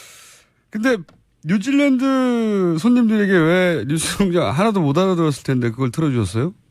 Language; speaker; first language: Korean; native; Korean